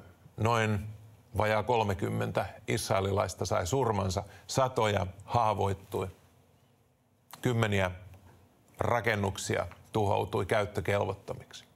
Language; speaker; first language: Finnish; native; Finnish